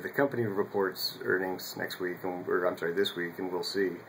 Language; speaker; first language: English; native; English